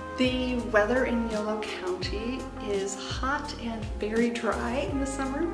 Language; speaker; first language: English; native; English